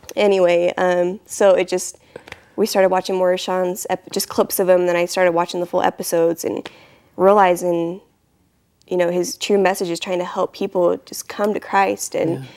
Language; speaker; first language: English; native; English